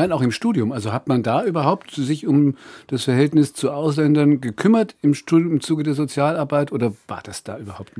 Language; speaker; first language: German; native; German